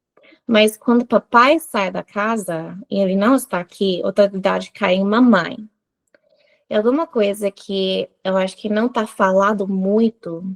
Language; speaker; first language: Portuguese; non-native, fluent; English